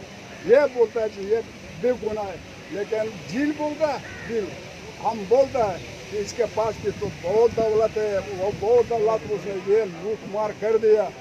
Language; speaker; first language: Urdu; non-native, local second language; Pashto